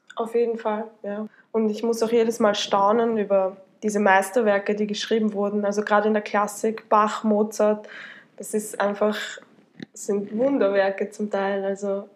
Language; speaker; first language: German; native; German